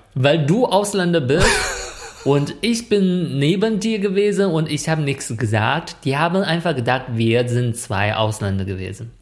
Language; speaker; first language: German; non-native, fluent; Chinese